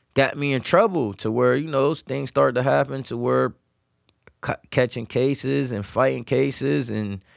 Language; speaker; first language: English; native; English